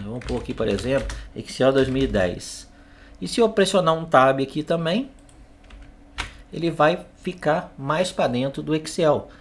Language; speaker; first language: Portuguese; native; Portuguese